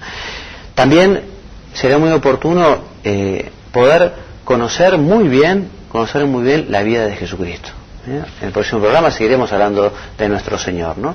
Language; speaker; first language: Spanish; native; Spanish